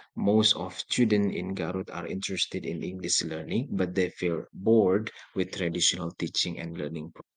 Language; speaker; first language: English; non-native, fluent; Indonesian